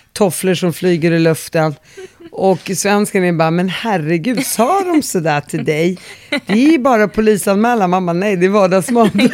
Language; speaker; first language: Swedish; early bilingual, other home language; Arabic